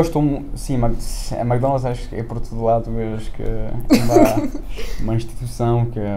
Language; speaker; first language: Portuguese; early bilingual, heritage; French